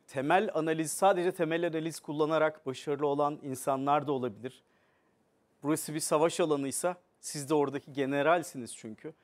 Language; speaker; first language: Turkish; native; Turkish